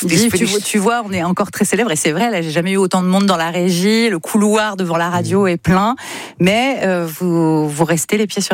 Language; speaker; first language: French; native; French